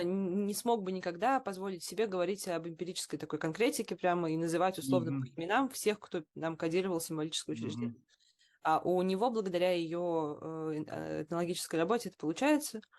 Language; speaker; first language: Russian; native; Russian